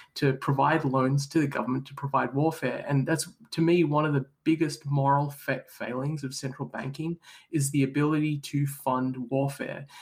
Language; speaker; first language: English; native; English